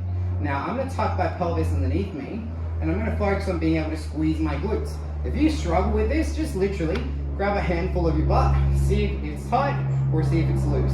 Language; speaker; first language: English; native; English